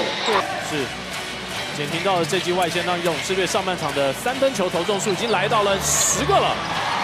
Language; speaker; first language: Chinese; native; Chinese